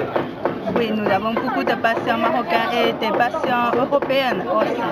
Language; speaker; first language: French; non-native, learner; Chinese